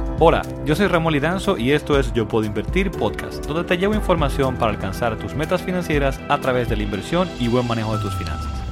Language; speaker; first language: Spanish; native; Spanish